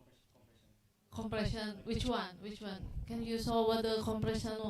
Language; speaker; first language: English; non-native, learner; Indonesian